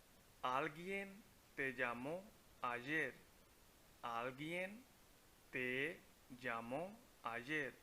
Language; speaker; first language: Spanish; non-native, fluent; Punjabi